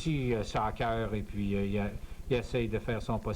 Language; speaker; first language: French; native; French